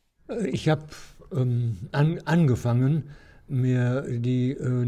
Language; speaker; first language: Dutch; non-native, learner; German